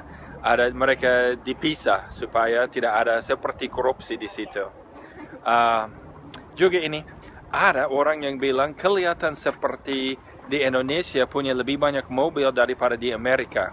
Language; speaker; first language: Indonesian; non-native, fluent; English